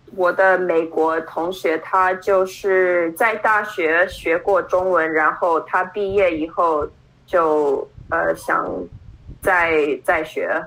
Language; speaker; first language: Chinese; non-native, fluent; English